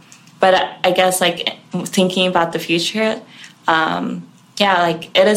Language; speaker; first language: English; non-native, local second language; Cantonese